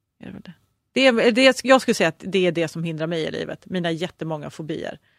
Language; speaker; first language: Swedish; native; Swedish